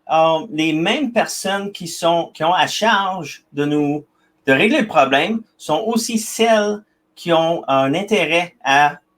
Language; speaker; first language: French; native; French